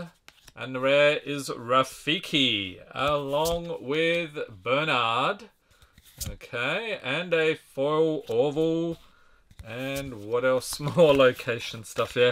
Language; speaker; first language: English; native; English